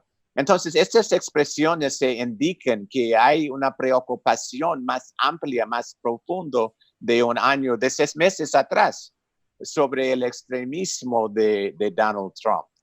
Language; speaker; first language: Spanish; non-native, fluent; English